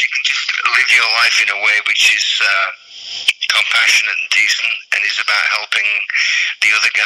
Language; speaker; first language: English; native; English